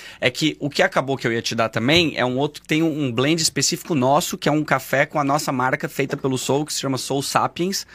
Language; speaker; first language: Portuguese; native; Portuguese